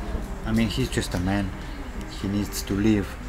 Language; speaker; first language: English; non-native, fluent; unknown